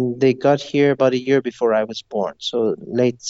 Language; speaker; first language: English; non-native, local second language; Persian